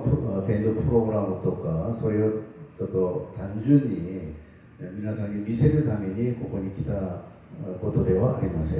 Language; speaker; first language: Japanese; non-native, fluent; Korean